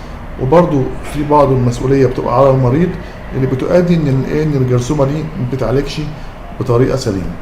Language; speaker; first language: Arabic; native; Arabic